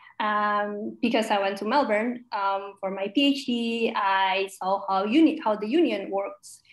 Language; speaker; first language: English; non-native, fluent; Indonesian